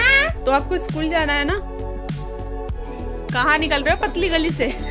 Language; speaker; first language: Hindi; native; Hindi